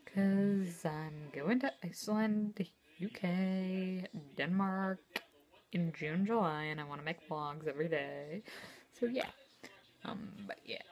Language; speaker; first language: English; native; English